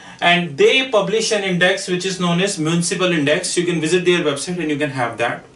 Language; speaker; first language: English; non-native, local second language; Hindi